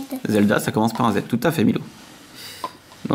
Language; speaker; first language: French; native; French